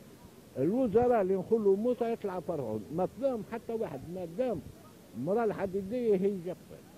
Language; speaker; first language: Arabic; native; Arabic